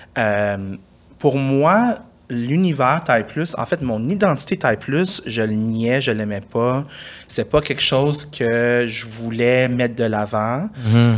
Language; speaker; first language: French; early bilingual, other home language; Persian